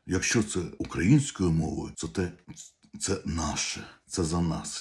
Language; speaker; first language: Ukrainian; non-native, local second language; Russian